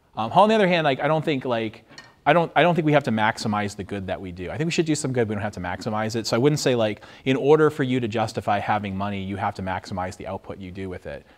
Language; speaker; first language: English; native; English